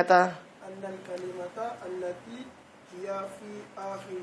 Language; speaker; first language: Arabic; non-native, learner; Malay